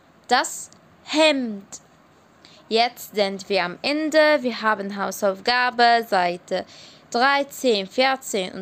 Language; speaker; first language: German; non-native, fluent; Arabic